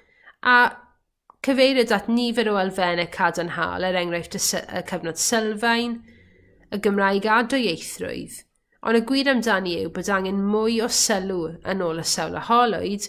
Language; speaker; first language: Welsh; native; Welsh